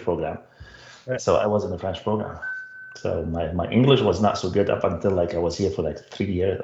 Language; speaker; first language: English; non-native, fluent; Arabic